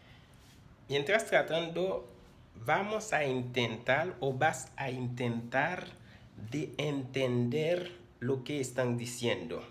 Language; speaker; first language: Spanish; non-native, fluent; Haitian Creole